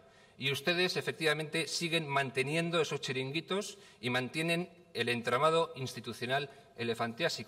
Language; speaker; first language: Spanish; native; Spanish